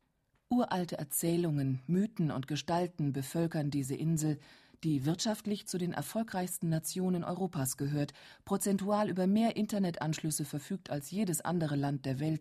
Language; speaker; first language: German; native; German